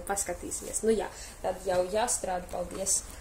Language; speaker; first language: Latvian; non-native, fluent; Russian